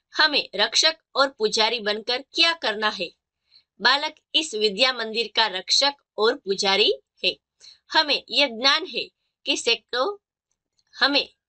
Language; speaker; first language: Hindi; non-native, local second language; Gujarati